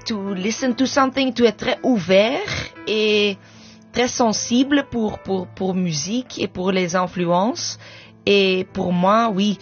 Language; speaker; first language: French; non-native, fluent; English